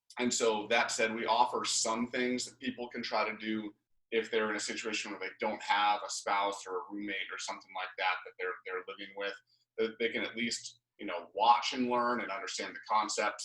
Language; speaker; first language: English; native; English